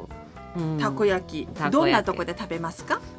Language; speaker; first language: Japanese; native; Japanese